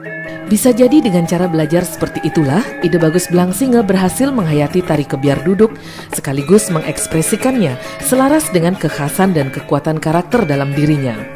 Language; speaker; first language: Indonesian; native; Indonesian